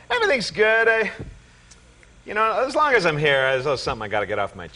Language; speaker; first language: English; native; English